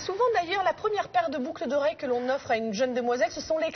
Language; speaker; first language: French; native; French